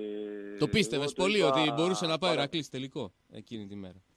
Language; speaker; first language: Greek; native; Greek